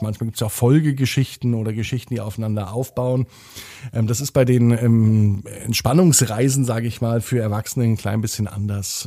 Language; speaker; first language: German; native; German